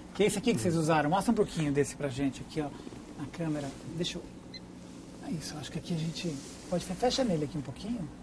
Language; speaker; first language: Portuguese; native; Portuguese